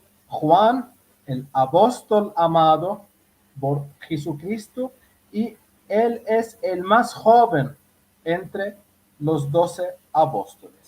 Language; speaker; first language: Spanish; non-native, fluent; Arabic